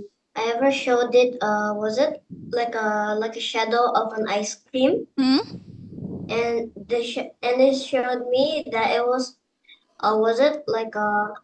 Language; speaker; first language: English; non-native, fluent; Indonesian